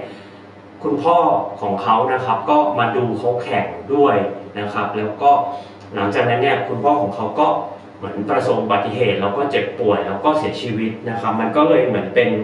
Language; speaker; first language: Thai; native; Thai